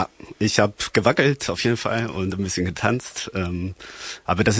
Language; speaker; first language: German; non-native, fluent; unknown